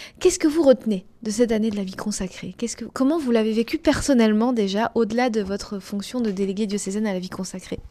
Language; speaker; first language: French; native; French